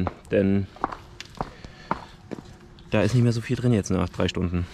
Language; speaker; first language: German; native; German